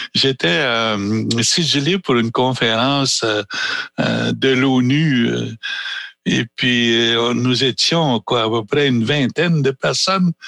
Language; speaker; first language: French; non-native, local second language; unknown